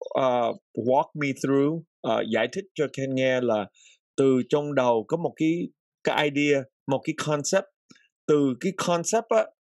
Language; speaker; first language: Vietnamese; early bilingual, heritage; Vietnamese